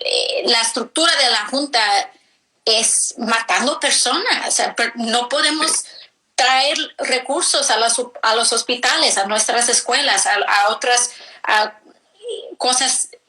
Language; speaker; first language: Spanish; early bilingual, heritage; English